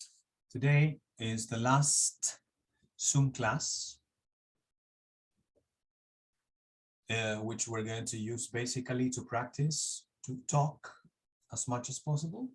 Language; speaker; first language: English; non-native, fluent; Spanish